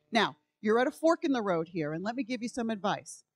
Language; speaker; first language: English; native; English